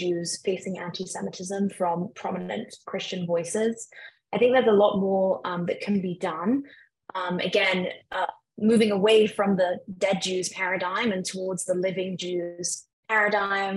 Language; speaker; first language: English; native; English